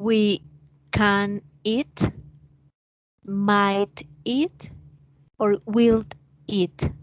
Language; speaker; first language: English; non-native, learner; Spanish